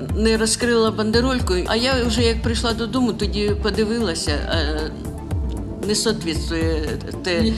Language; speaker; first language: Ukrainian; non-native, local second language; Russian